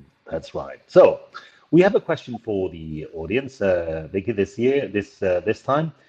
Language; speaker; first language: English; non-native, fluent; Spanish